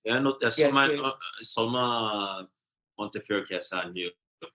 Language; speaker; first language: French; non-native, fluent; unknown